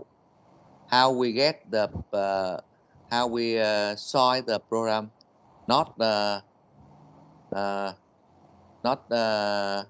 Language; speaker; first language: English; non-native, learner; Vietnamese